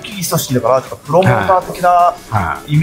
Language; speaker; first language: Japanese; native; Japanese